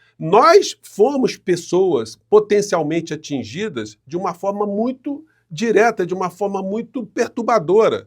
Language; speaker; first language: Portuguese; native; Portuguese